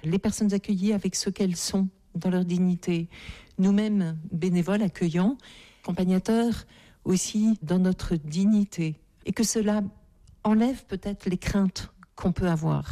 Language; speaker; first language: French; native; French